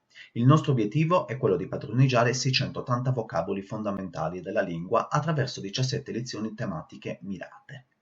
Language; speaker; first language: Italian; native; Italian